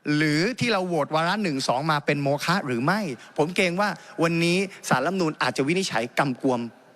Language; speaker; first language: Thai; native; Thai